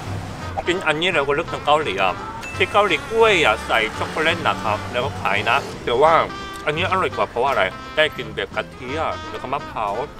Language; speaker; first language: Thai; non-native, fluent; Korean